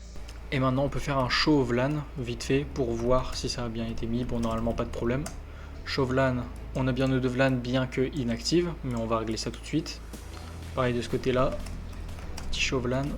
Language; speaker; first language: French; native; French